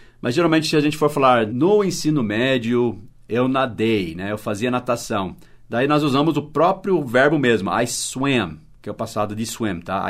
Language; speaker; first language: Portuguese; non-native, fluent; English